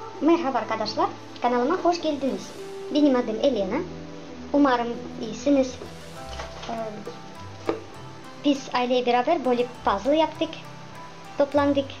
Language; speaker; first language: Turkish; non-native, learner; Russian